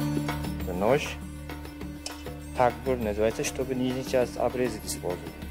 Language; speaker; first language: Russian; non-native, learner; Uzbek